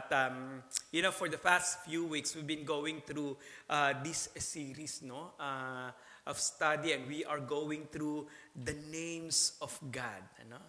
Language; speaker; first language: English; non-native, local second language; Filipino